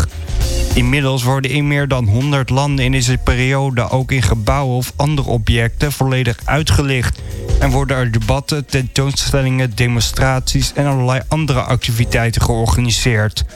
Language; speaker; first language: Dutch; native; Dutch